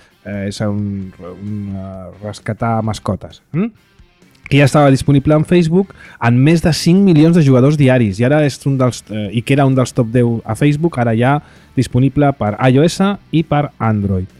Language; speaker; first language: Catalan; native; Catalan